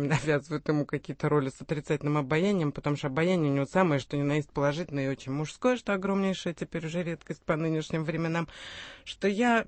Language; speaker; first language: Russian; native; Russian